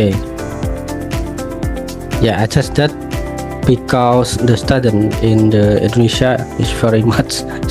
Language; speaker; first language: English; non-native, learner; Indonesian